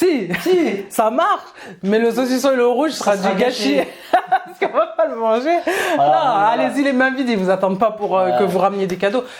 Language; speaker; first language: French; native; French